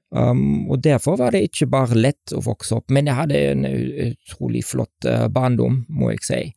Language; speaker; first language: Norwegian; non-native, fluent; German